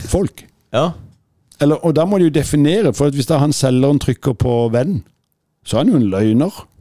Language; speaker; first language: Norwegian; native; Norwegian